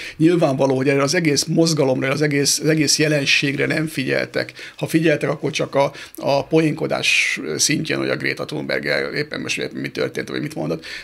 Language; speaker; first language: Hungarian; native; Hungarian